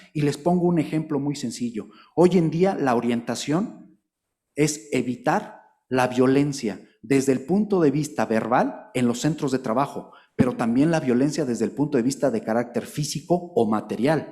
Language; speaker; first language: Spanish; native; Spanish